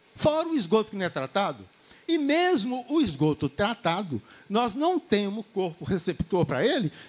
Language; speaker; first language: Portuguese; native; Portuguese